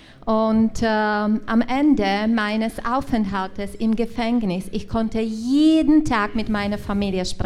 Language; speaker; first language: German; non-native, learner; Czech